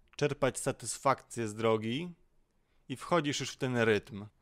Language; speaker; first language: Polish; native; Polish